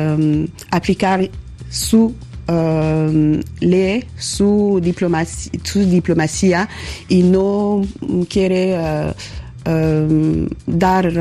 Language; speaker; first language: Spanish; non-native, learner; French